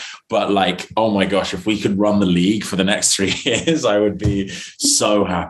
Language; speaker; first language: English; native; English